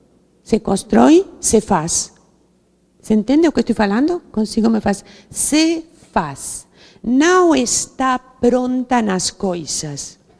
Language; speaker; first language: Portuguese; non-native, fluent; Spanish